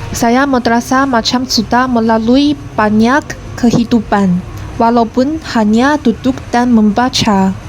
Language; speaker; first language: Malay; non-native, learner; Chinese